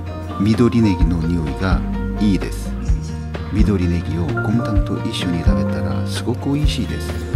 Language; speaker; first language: Japanese; non-native, learner; Korean